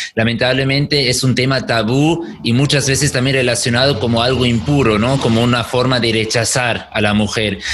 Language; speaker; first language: Spanish; non-native, fluent; German